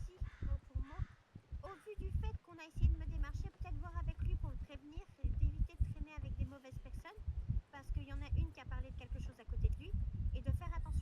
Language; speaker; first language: French; native; French